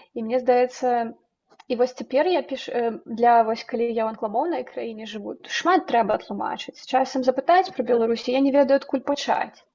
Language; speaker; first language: Belarusian; non-native, local second language; Russian